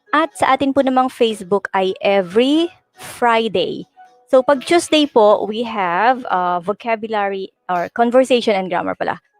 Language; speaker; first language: Filipino; native; Filipino